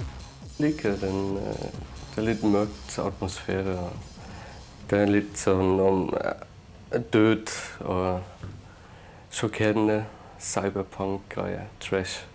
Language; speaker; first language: Norwegian; non-native, fluent; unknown